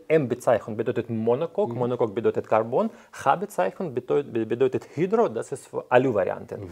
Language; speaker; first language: German; non-native, fluent; Ukrainian